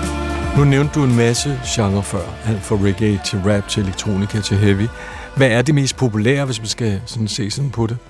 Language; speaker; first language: Danish; native; Danish